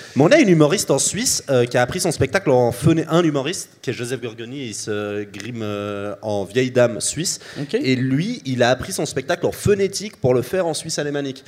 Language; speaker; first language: French; native; French